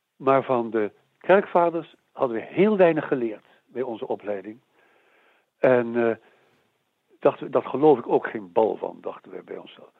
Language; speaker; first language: Dutch; native; Dutch